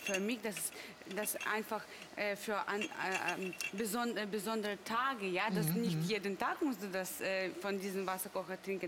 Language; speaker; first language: German; non-native, fluent; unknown